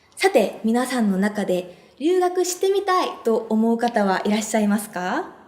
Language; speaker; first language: Japanese; non-native, fluent; Korean